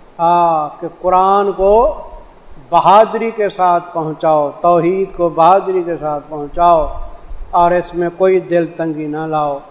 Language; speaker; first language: Urdu; non-native, local second language; Saraiki